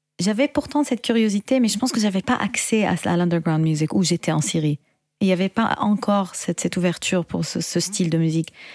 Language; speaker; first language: French; non-native, fluent; Arabic